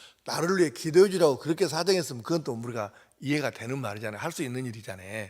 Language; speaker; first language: Korean; native; Korean